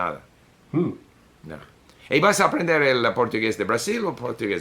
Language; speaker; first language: Spanish; non-native, fluent; Swedish